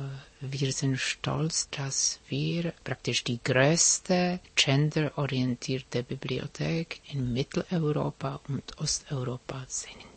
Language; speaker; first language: German; non-native, fluent; Czech